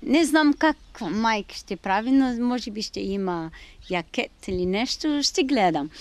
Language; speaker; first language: Bulgarian; non-native, learner; Arabic